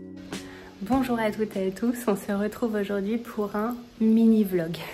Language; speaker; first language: French; native; French